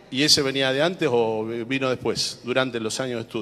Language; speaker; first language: Spanish; native; Spanish